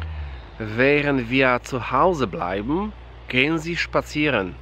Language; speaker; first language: German; non-native, fluent; Polish